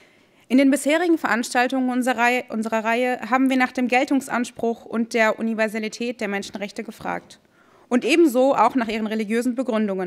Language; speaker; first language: German; native; German